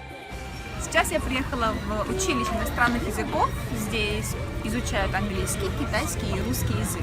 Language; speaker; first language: Russian; native; Russian